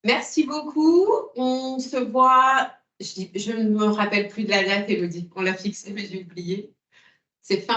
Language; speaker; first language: French; native; French